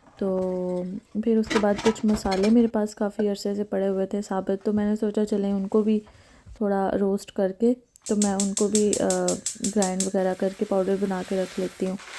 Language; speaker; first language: Urdu; native; Urdu